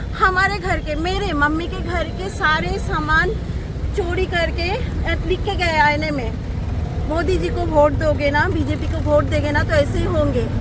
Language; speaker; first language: Hindi; non-native, local second language; Bangla